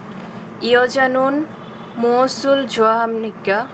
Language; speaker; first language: Korean; non-native, learner; Bangla